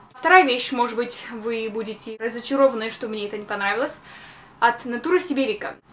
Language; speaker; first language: Russian; early bilingual, heritage; Russian